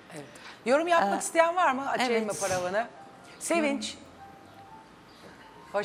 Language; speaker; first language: Turkish; native; Turkish